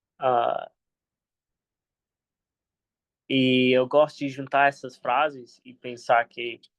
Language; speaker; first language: Portuguese; non-native, fluent; English